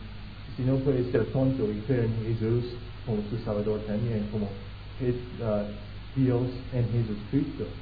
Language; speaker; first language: Spanish; non-native, fluent; English